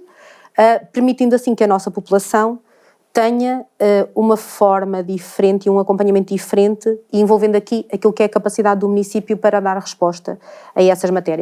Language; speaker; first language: Portuguese; native; Portuguese